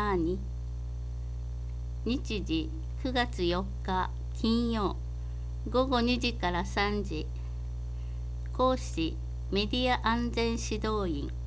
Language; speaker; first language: Japanese; native; Japanese